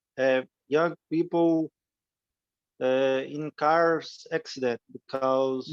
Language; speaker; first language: English; non-native, learner; Portuguese